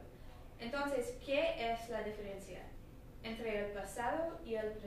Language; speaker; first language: Spanish; non-native, learner; English